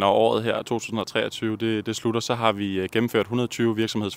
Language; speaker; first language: Danish; native; Danish